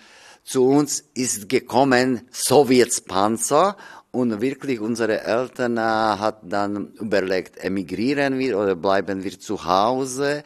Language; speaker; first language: German; non-native, learner; Slovak